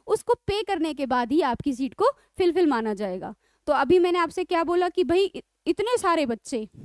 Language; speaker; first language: Hindi; native; Hindi